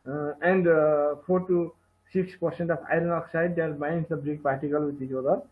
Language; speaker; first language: English; non-native, local second language; Nepali